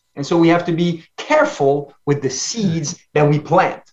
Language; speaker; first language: English; non-native, fluent; French